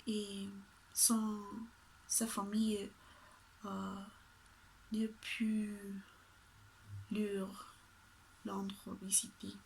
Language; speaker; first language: French; non-native, learner; Spanish